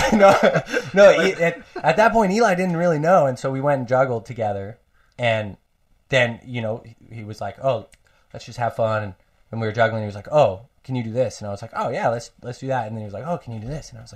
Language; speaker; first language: English; native; English